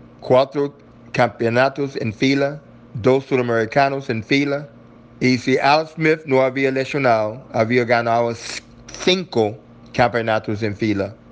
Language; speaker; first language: Spanish; non-native, learner; English